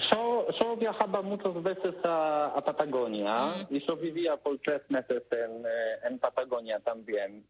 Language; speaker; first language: Spanish; non-native, learner; Polish